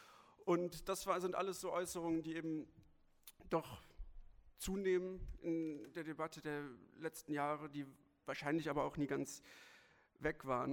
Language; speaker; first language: German; native; German